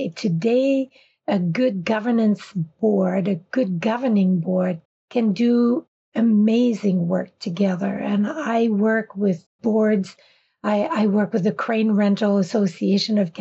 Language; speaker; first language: English; non-native, fluent; French